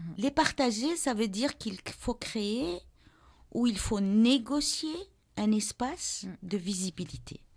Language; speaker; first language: French; non-native, local second language; Arabic